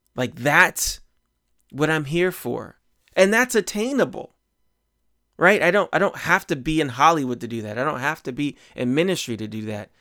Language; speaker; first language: English; native; English